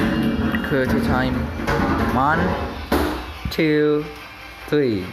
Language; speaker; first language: English; non-native, learner; Indonesian